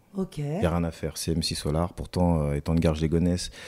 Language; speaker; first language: French; native; French